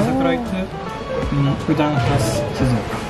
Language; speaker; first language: Indonesian; non-native, fluent; Japanese